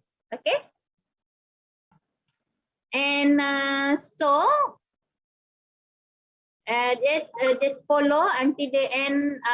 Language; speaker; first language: English; non-native, local second language; Malay